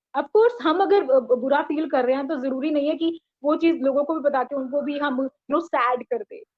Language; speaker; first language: Hindi; native; Hindi